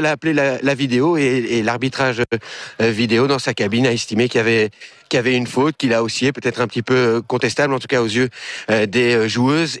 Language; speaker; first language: French; native; French